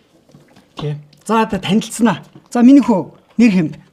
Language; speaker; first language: Mongolian; native; Mongolian